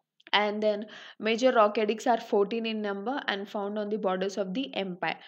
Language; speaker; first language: English; non-native, local second language; Telugu